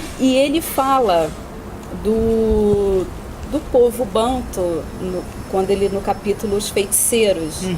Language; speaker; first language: Portuguese; native; Portuguese